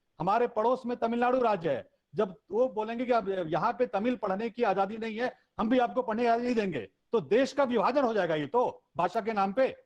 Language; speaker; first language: Hindi; non-native, local second language; Kannada